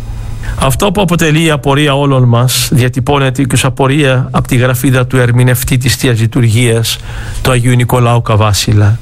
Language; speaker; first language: Greek; native; Greek